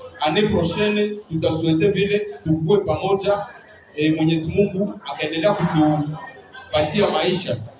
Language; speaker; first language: Swahili; native; Swahili